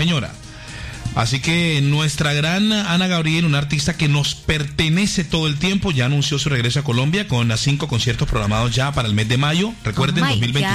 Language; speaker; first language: Spanish; native; Spanish